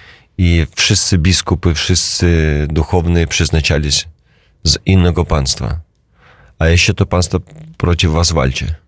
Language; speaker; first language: Polish; non-native, learner; Russian